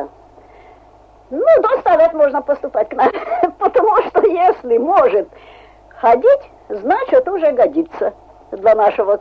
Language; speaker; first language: Russian; non-native, fluent; Hungarian